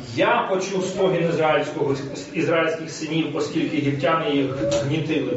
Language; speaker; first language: Ukrainian; non-native, fluent; Russian